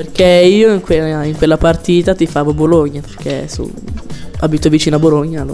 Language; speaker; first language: Italian; native; Italian